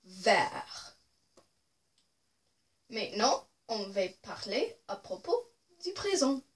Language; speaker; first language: French; non-native, local second language; English